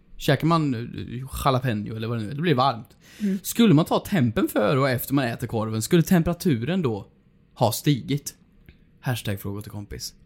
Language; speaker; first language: Swedish; native; Swedish